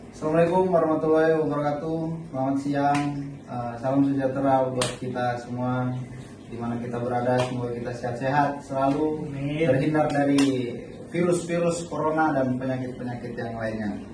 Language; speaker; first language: Indonesian; native; Indonesian